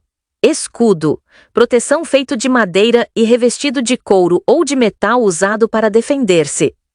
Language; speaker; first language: Portuguese; native; Portuguese